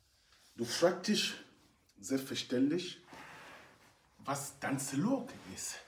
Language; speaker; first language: German; non-native, fluent; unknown